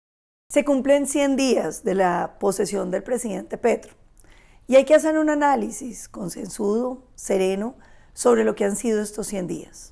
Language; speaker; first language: Spanish; native; Spanish